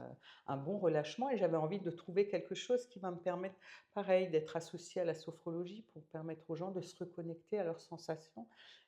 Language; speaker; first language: French; native; French